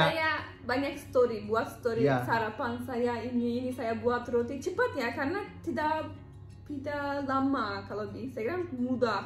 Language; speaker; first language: Indonesian; non-native, learner; Turkish